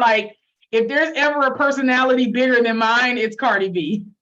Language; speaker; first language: English; native; English